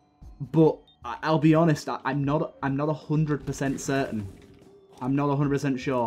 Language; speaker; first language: English; native; English